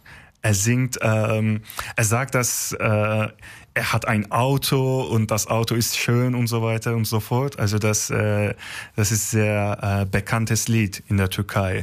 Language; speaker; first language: German; non-native, fluent; Turkish